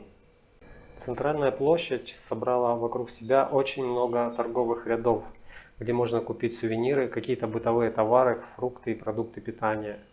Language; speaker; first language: Russian; native; Russian